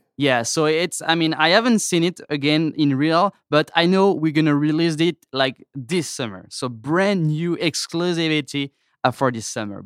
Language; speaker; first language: English; non-native, fluent; French